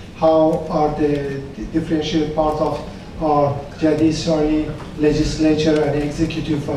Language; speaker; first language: English; non-native, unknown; Persian